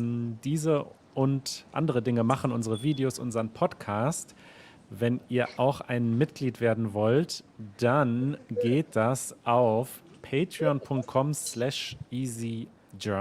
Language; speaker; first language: German; native; German